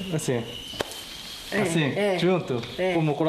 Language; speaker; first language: Portuguese; non-native, learner; Korean